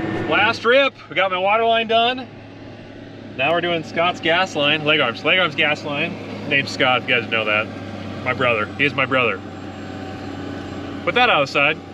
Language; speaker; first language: English; native; English